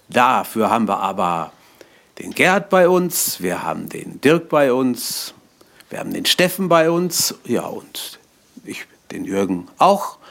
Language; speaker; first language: German; native; German